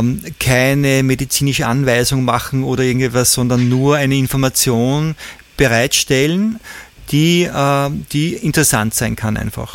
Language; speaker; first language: German; native; German